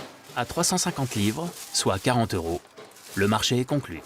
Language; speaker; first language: French; native; French